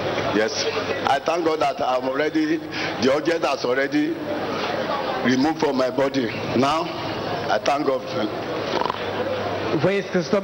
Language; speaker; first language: English; non-native, local second language; Yoruba